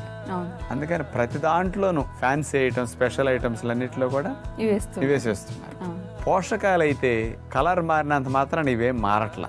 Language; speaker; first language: Telugu; native; Telugu